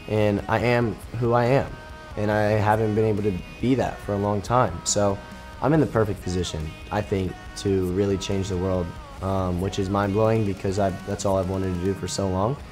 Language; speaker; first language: English; native; English